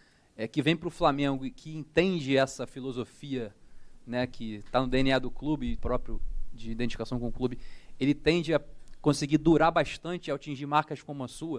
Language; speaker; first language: Portuguese; native; Portuguese